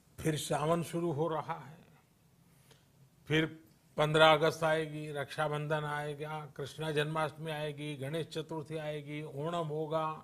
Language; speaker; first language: Hindi; non-native, local second language; Gujarati